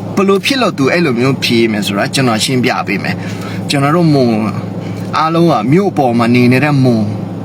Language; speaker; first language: Burmese; non-native, local second language; Mon